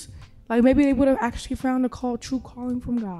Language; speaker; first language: English; native; English